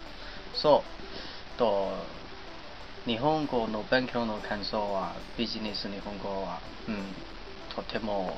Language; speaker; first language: Japanese; non-native, learner; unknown